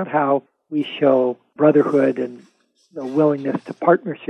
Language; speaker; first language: English; native; English